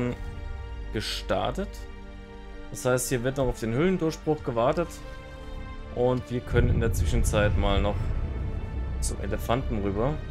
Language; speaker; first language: German; native; German